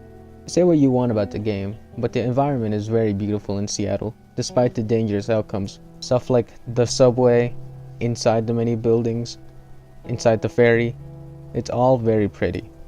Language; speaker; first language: English; native; English